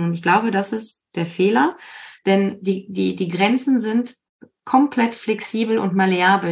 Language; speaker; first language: German; native; German